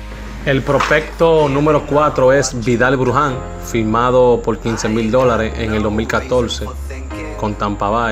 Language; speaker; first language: Spanish; native; Spanish